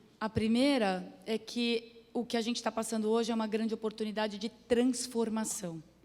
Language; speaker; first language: Portuguese; native; Portuguese